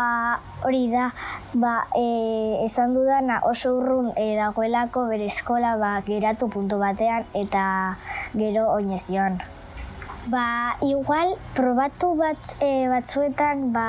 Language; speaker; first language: Basque; non-native, local second language; Spanish